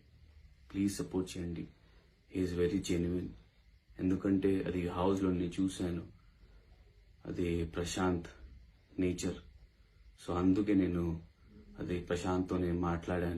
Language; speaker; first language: Telugu; non-native, local second language; Urdu